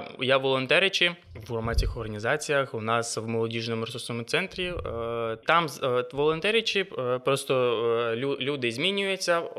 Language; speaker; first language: Ukrainian; non-native, local second language; Russian